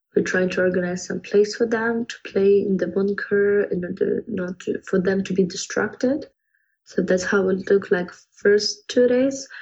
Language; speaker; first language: English; non-native, fluent; Ukrainian